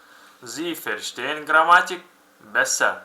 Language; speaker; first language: German; non-native, fluent; Uzbek